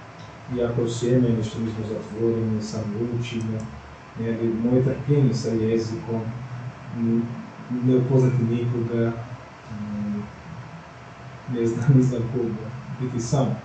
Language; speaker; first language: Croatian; non-native, fluent; Portuguese